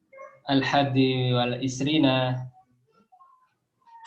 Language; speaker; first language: Arabic; non-native, learner; Indonesian